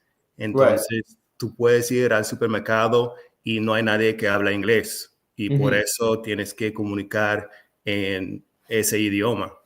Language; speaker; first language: Spanish; non-native, fluent; English